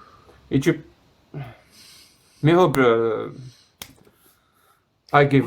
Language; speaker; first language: French; native; French